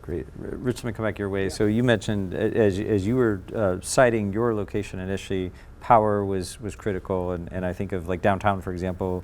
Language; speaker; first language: English; native; English